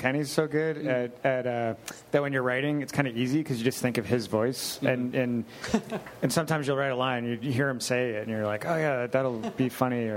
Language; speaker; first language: English; native; English